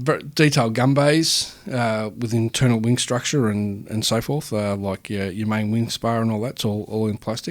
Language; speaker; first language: English; native; English